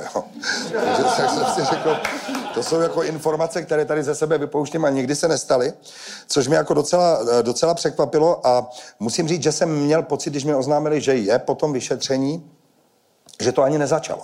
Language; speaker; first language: Czech; native; Czech